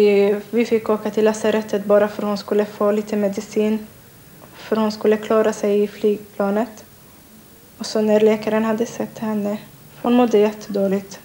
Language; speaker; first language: Swedish; non-native, learner; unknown